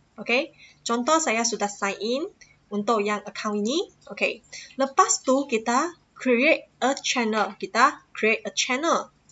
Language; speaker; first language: Malay; non-native, local second language; Chinese